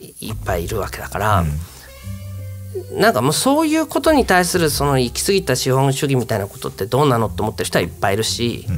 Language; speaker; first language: Japanese; native; Japanese